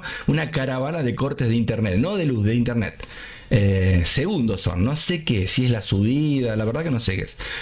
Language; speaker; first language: Spanish; native; Spanish